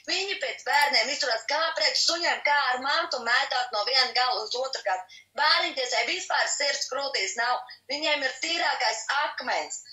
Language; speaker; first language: Latvian; native; Latvian